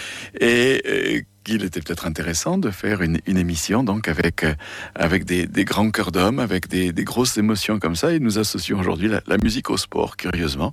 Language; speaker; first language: French; native; French